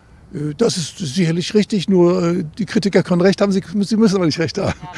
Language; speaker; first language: German; native; German